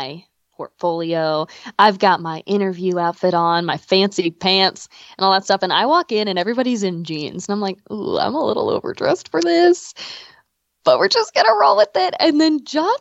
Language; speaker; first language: English; native; English